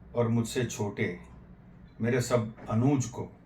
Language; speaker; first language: Hindi; non-native, local second language; Gujarati